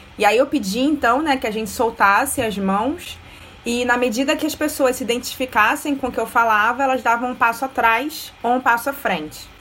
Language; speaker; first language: Portuguese; native; Portuguese